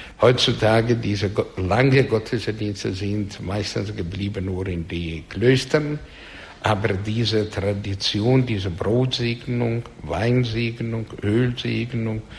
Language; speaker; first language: German; non-native, learner; Russian